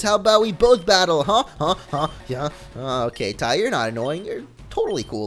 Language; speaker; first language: English; native; English